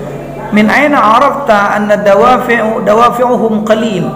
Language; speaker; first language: Arabic; non-native, fluent; Indonesian